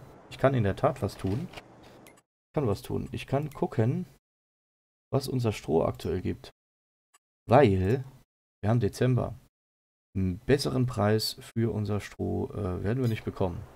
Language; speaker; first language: German; native; German